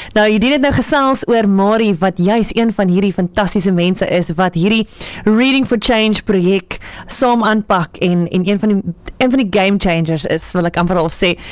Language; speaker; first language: Afrikaans; native; Afrikaans